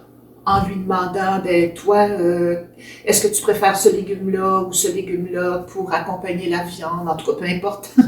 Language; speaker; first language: French; native; French